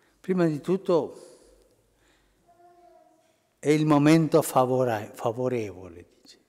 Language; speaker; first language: Italian; non-native, fluent; Spanish